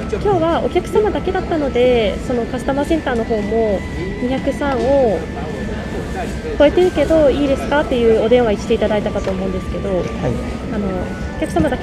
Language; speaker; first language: Japanese; native; Japanese